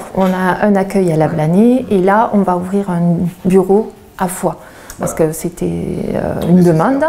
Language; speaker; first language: French; native; French